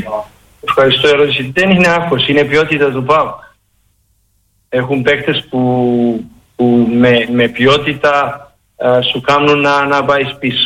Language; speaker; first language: Greek; non-native, learner; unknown